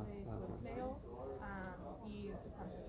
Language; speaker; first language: Spanish; non-native, learner; English